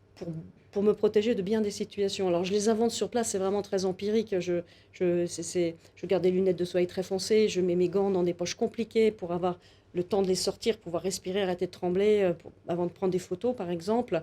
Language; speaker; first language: French; native; French